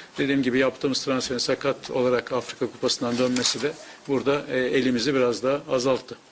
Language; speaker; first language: Turkish; native; Turkish